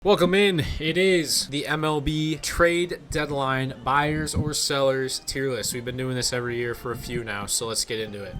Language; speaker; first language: English; native; English